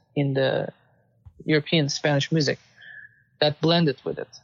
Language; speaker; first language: English; non-native, fluent; Turkish